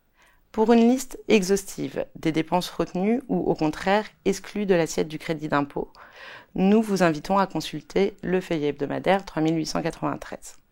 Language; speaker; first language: French; native; French